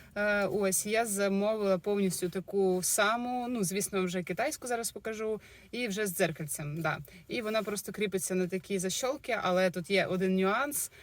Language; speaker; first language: Ukrainian; native; Ukrainian